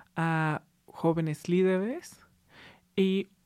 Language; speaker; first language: Spanish; native; Spanish